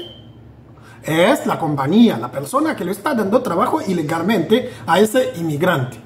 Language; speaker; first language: Spanish; non-native, fluent; Haitian Creole